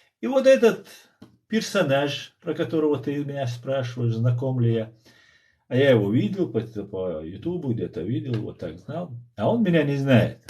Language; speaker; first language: Russian; non-native, local second language; Chechen